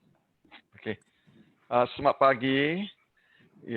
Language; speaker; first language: Indonesian; non-native, learner; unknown